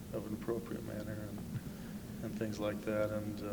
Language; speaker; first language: English; native; English